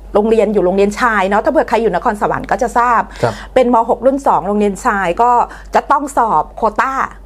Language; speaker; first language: Thai; native; Thai